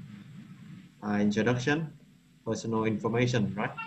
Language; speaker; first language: English; non-native, learner; Vietnamese